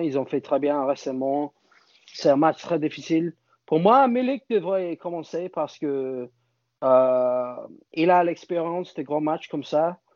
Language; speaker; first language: French; non-native, fluent; English